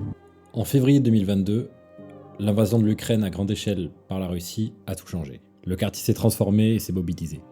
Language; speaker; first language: French; native; French